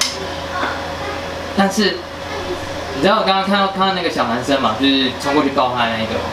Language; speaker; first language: Chinese; native; Chinese